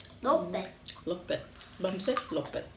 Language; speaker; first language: Swedish; non-native, learner; Thai